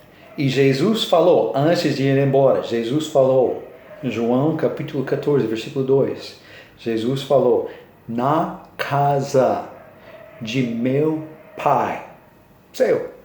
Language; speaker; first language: Portuguese; non-native, learner; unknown